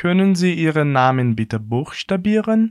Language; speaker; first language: German; non-native, fluent; Portuguese